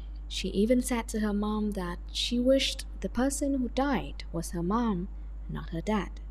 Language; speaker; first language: English; non-native, fluent; Vietnamese